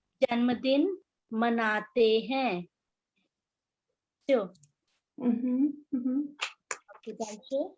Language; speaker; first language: Hindi; native; Hindi